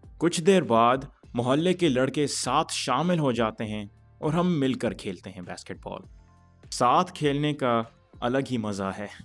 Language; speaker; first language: Urdu; early bilingual, heritage; Urdu